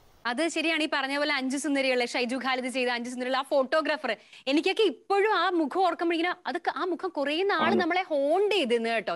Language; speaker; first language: Malayalam; native; Malayalam